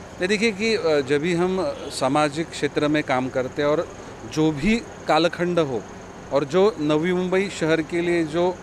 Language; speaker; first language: Hindi; non-native, local second language; Marathi